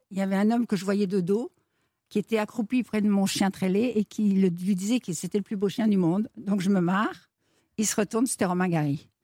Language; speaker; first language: French; native; French